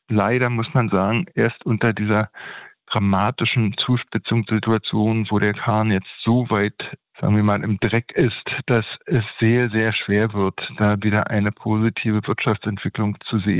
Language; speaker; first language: German; native; German